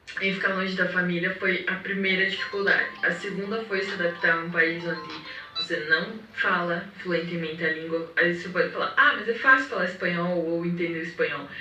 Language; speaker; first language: Portuguese; native; Portuguese